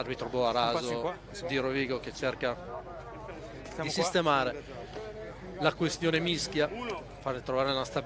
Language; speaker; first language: Italian; native; Italian